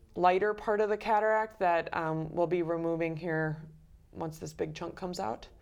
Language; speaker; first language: English; native; English